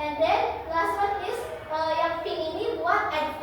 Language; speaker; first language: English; non-native, learner; Indonesian